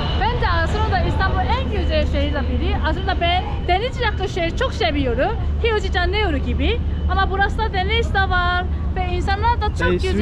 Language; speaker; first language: Turkish; non-native, learner; Korean